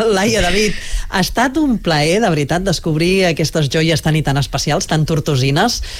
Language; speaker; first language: Catalan; native; Catalan